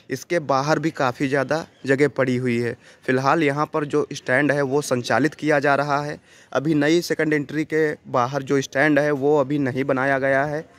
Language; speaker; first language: Hindi; native; Hindi